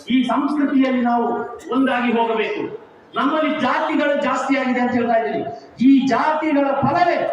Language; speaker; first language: Kannada; non-native, local second language; Kodava